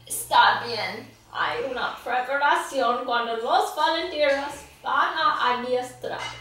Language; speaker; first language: Spanish; non-native, learner; English